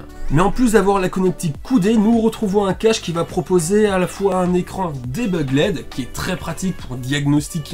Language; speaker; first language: French; native; French